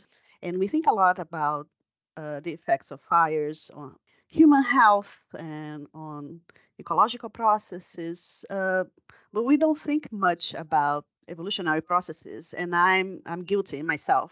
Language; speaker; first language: English; non-native, fluent; Portuguese